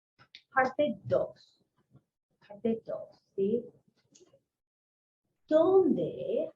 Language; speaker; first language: Spanish; non-native, fluent; English